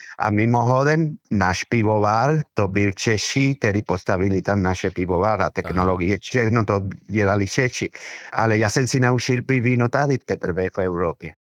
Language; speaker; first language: Czech; non-native, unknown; Spanish